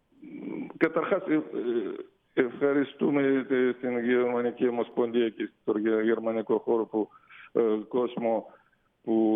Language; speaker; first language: Greek; non-native, fluent; Russian